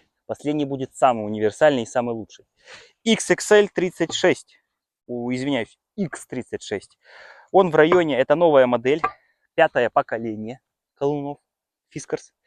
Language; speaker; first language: Russian; native; Russian